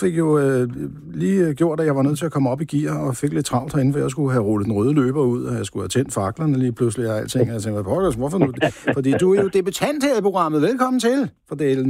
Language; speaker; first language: Danish; native; Danish